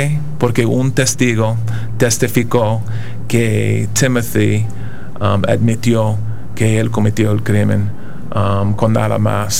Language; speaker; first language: Spanish; non-native, fluent; English